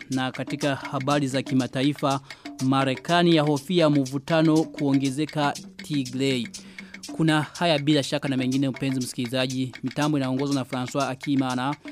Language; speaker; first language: Swahili; non-native, local second language; Rundi